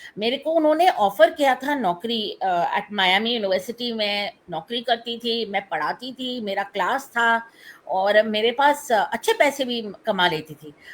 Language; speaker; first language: Hindi; non-native, local second language; Tamil